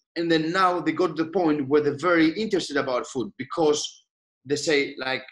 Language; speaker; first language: English; non-native, fluent; Greek